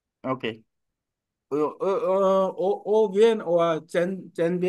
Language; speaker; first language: English; non-native, learner; Korean